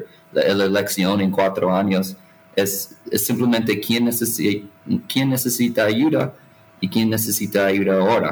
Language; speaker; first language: Spanish; non-native, fluent; English